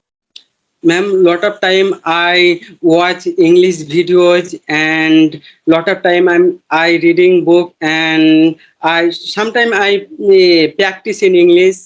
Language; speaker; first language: English; non-native, learner; Bangla